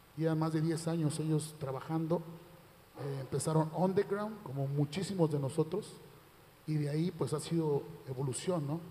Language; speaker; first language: Spanish; native; Spanish